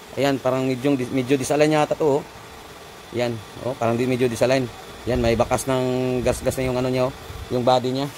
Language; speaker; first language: Filipino; non-native, local second language; Cebuano